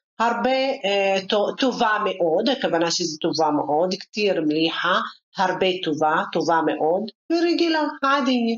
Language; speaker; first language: Hebrew; non-native, local second language; Arabic